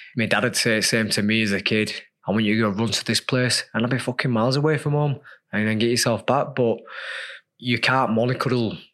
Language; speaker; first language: English; native; English